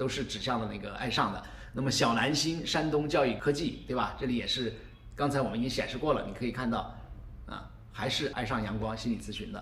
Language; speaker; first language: Chinese; native; Chinese